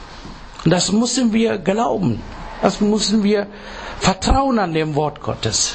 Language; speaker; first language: German; non-native, learner; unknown